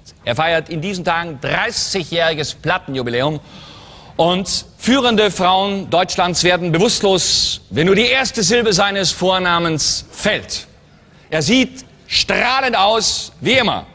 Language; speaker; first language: German; native; German